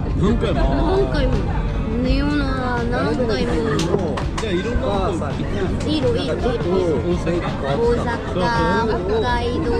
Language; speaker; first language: Japanese; non-native, learner; Korean